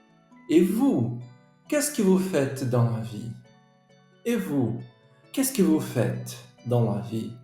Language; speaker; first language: French; non-native, fluent; Portuguese